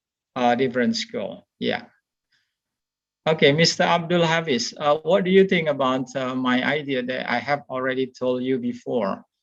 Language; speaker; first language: English; non-native, fluent; Indonesian